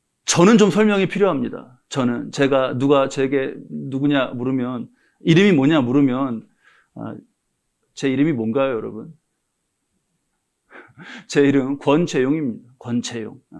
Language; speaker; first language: Korean; native; Korean